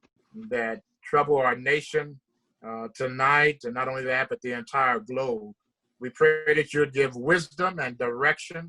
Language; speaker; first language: English; native; English